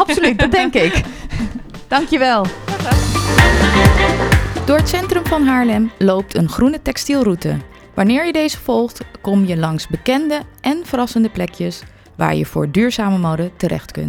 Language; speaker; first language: Dutch; native; Dutch